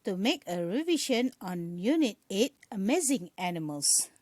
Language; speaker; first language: English; non-native, local second language; Malay